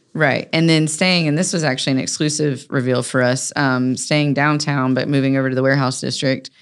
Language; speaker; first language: English; native; English